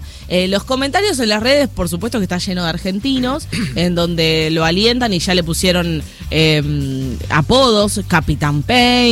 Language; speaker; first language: Spanish; native; Spanish